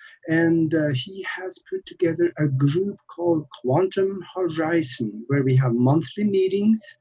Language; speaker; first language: English; non-native, fluent; Norwegian